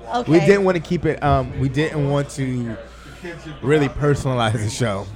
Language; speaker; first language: English; native; English